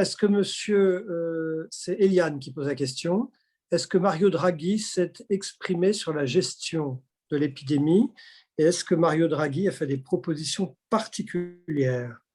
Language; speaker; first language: French; native; French